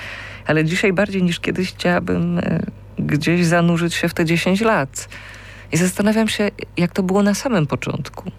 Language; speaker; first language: Polish; native; Polish